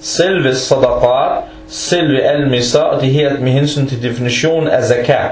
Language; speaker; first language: Danish; early bilingual, other home language; Arabic